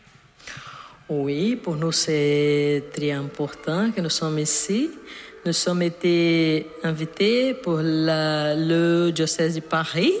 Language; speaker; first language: French; non-native, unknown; Portuguese